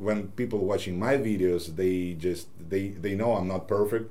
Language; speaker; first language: English; non-native, fluent; Ukrainian